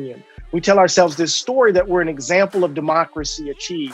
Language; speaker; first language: English; native; English